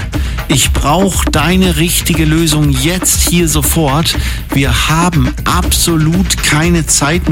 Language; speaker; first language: German; native; German